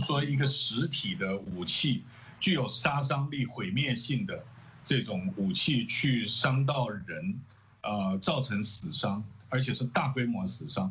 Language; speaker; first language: Chinese; native; Chinese